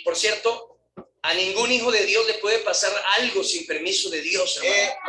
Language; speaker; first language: Spanish; native; Spanish